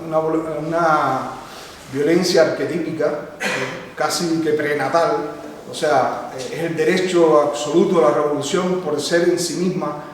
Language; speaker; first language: Spanish; native; Spanish